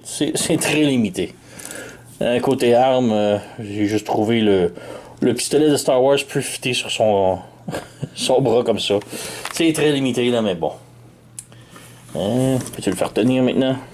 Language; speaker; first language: French; native; French